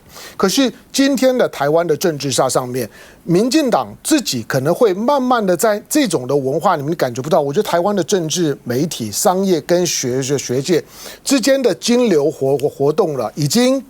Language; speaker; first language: Chinese; native; Chinese